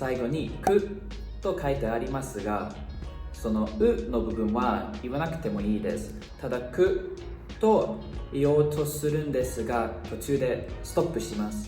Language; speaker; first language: Japanese; non-native, fluent; Thai